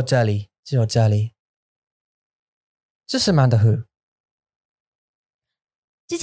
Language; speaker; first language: Chinese; non-native, learner; English